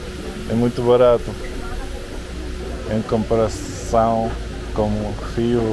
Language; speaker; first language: Portuguese; non-native, learner; Russian